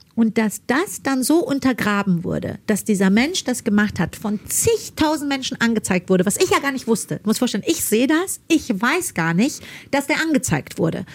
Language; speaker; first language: German; early bilingual, other home language; Persian